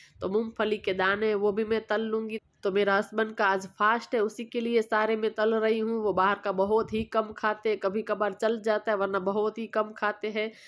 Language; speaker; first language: Hindi; non-native, local second language; Gujarati